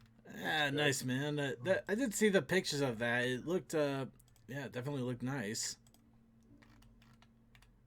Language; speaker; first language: English; native; English